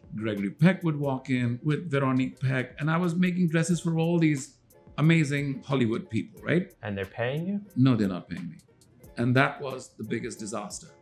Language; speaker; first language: English; non-native, local second language; Hindi